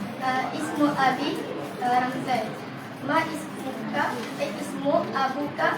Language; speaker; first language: Arabic; non-native, learner; Malay